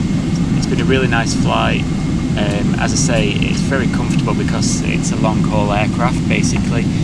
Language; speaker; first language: English; native; English